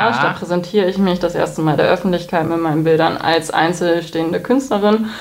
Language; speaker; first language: German; native; German